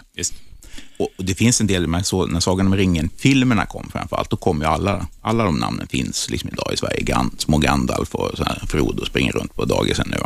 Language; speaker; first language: Swedish; native; Swedish